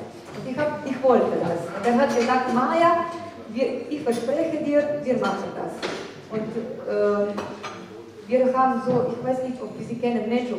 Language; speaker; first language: German; non-native, fluent; Slovenian